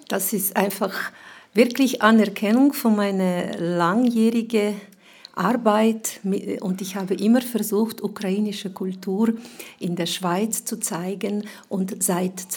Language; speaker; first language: German; non-native, fluent; Ukrainian